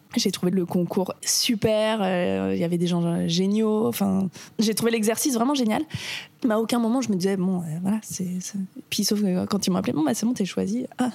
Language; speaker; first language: French; native; French